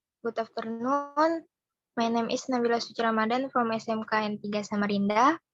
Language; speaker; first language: English; non-native, learner; Indonesian